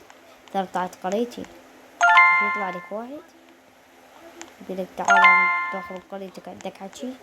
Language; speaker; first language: Arabic; native; Arabic